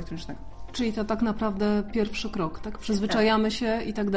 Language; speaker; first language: Polish; native; Polish